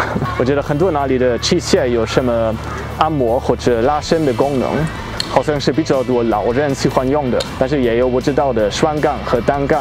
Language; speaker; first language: Chinese; non-native, fluent; German